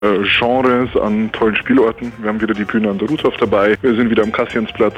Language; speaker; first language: German; native; German